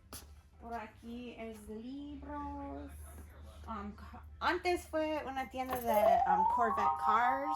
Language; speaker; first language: Spanish; early bilingual, heritage; Spanish